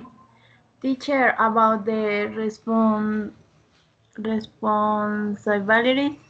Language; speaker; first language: English; non-native, learner; Spanish